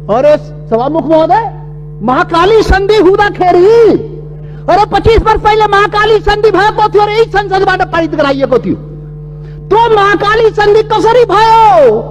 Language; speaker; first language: Nepali; non-native, local second language; Maithili